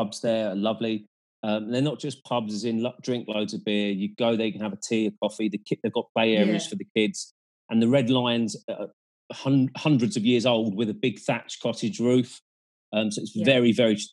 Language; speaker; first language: English; native; English